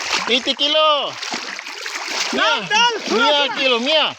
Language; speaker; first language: English; non-native, learner; Filipino